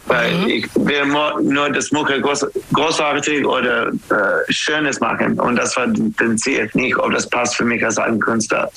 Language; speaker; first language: German; non-native, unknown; English